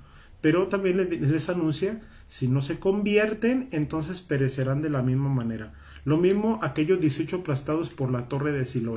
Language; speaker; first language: Spanish; native; Spanish